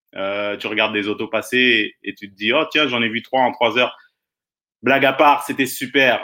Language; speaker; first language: French; native; French